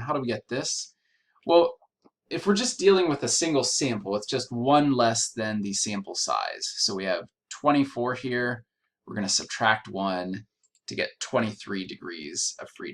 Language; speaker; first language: English; native; English